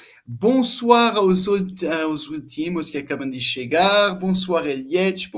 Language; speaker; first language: Portuguese; non-native, fluent; French